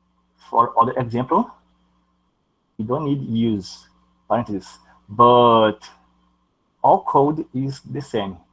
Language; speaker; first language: English; non-native, learner; Portuguese